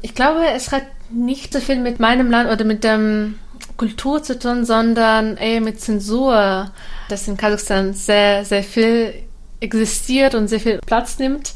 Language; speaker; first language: German; non-native, fluent; Russian